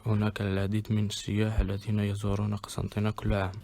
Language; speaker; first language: Arabic; native; Arabic